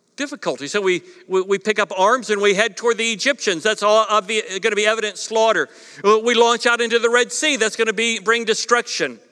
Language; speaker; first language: English; native; English